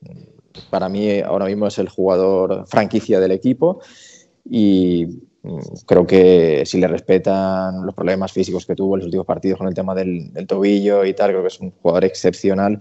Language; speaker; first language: Spanish; native; Spanish